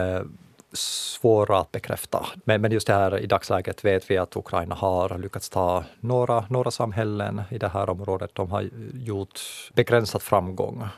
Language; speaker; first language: Swedish; non-native, local second language; Finnish